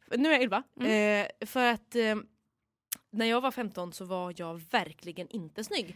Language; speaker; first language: Swedish; native; Swedish